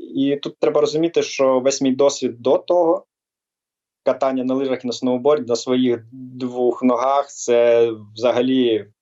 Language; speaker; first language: Ukrainian; native; Ukrainian